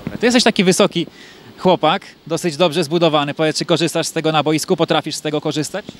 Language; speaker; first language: Polish; native; Polish